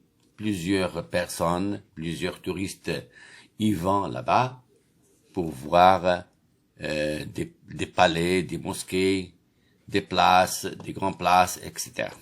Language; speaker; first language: French; non-native, local second language; Arabic